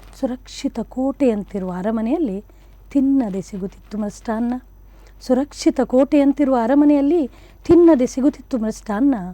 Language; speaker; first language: Kannada; non-native, local second language; Konkani